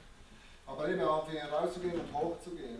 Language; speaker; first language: German; native; German